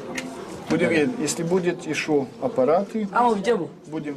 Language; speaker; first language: Russian; non-native, learner; French